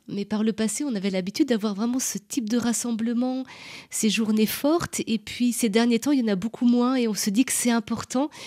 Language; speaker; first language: French; native; French